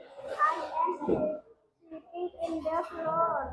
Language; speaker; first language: English; non-native, learner; Indonesian